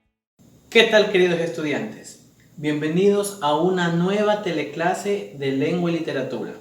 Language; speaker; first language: Spanish; native; Spanish